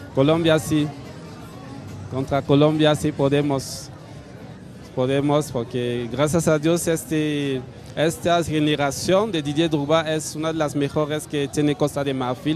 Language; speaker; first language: Spanish; non-native, fluent; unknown